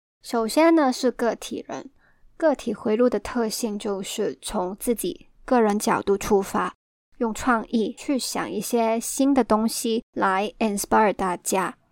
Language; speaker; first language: Chinese; non-native, local second language; Cantonese